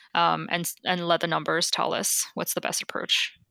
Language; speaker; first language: English; non-native, fluent; Chinese